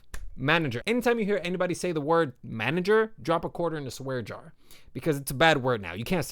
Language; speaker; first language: English; native; English